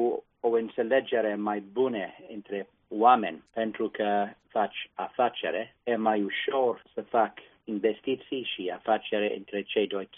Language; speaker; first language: Romanian; non-native, fluent; English